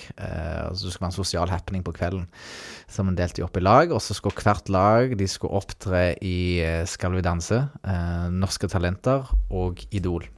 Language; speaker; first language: Norwegian; native; Norwegian